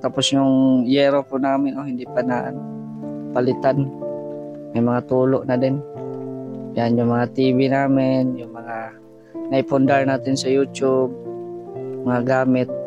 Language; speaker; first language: Filipino; non-native, local second language; Cebuano